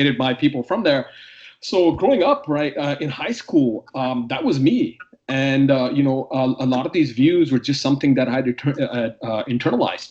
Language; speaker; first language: English; non-native, local second language; Hindi